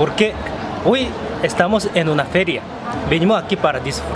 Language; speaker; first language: Spanish; non-native, fluent; Korean